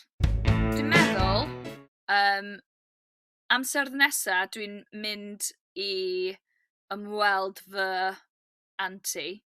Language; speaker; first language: Welsh; non-native, learner; English